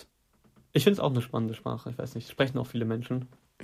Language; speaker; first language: German; native; German